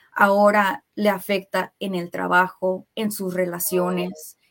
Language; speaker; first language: Spanish; native; Spanish